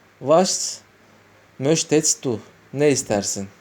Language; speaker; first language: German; non-native, learner; Turkish